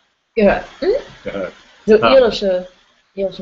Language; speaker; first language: German; non-native, fluent; English